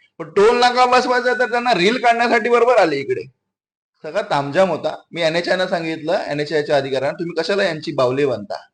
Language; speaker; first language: Marathi; native; Marathi